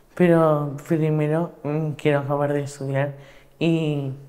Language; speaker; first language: Spanish; native; Spanish